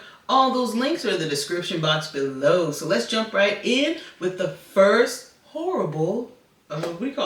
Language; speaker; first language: English; native; English